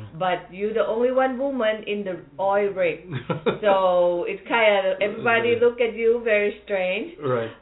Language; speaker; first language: English; non-native, fluent; Thai